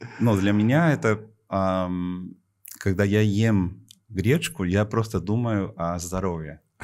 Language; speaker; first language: Russian; non-native, fluent; Spanish